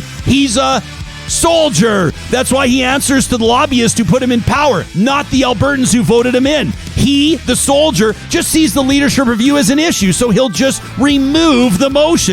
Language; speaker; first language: English; native; English